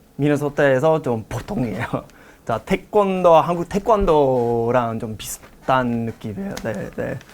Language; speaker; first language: Korean; non-native, learner; English